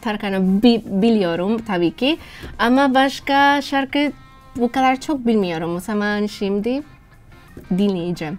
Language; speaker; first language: Turkish; non-native, learner; Spanish